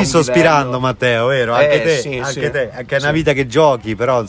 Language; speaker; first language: Italian; native; Italian